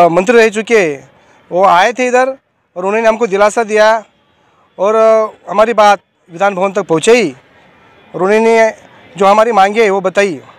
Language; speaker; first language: Hindi; non-native, local second language; Marathi